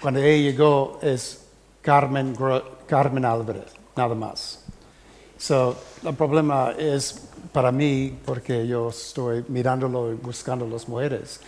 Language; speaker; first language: Spanish; early bilingual, heritage; English